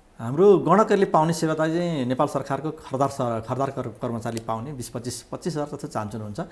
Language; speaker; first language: Nepali; native; Nepali